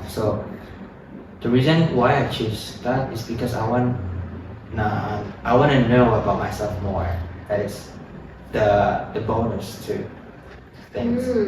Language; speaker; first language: English; non-native, fluent; Indonesian